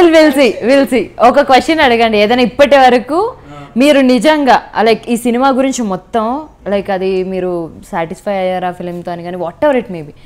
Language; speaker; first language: Telugu; native; Telugu